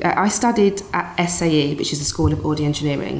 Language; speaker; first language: English; native; English